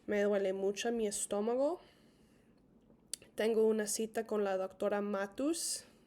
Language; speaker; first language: Spanish; non-native, fluent; English